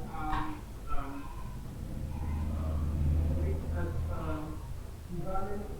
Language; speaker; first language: German; non-native, learner; Hindi